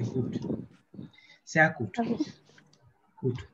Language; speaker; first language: German; non-native, fluent; Arabic